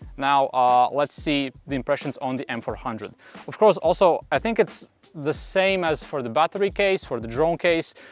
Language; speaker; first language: English; non-native, fluent; Latvian